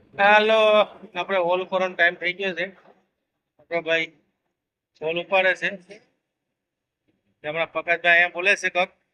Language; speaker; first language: Gujarati; native; Gujarati